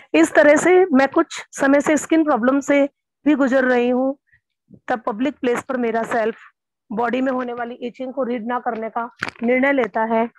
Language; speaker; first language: Hindi; native; Hindi